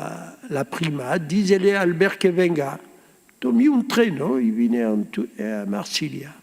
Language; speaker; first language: Spanish; early bilingual, heritage; Ladino